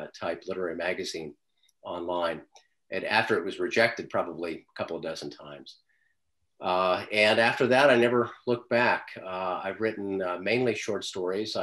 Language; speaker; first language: English; native; English